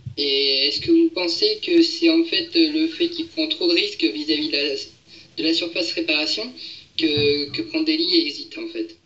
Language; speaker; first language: French; native; French